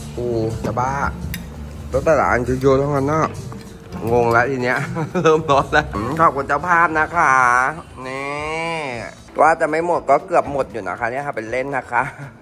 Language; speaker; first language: Thai; native; Thai